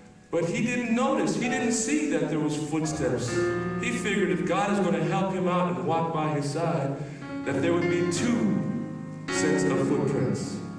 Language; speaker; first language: English; native; English